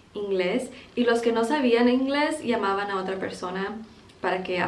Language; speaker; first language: Spanish; early bilingual, heritage; Spanish